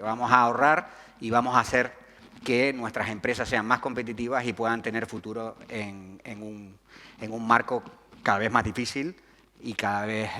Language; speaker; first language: Spanish; native; Spanish